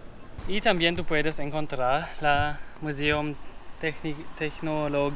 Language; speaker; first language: Spanish; non-native, learner; German